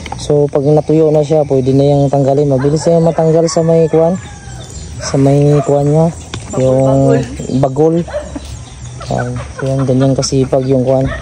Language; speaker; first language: Filipino; non-native, local second language; Cebuano